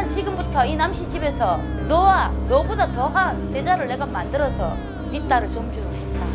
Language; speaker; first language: Korean; native; Korean